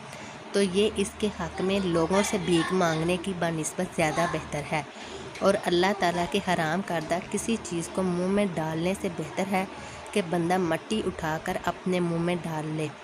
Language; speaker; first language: Urdu; native; Urdu